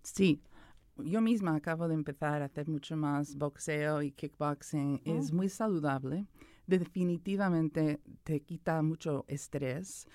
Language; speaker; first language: Spanish; early bilingual, heritage; Spanish